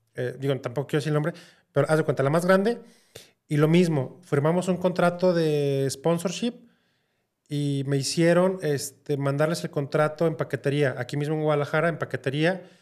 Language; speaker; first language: Spanish; native; Spanish